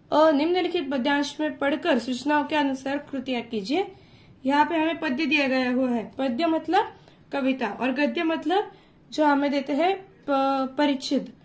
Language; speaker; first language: Hindi; non-native, local second language; Marathi